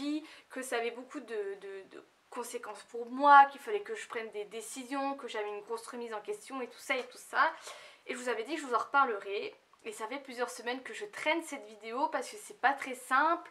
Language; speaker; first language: French; native; French